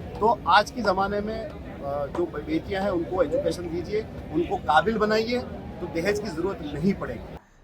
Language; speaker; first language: Hindi; non-native, local second language; Gujarati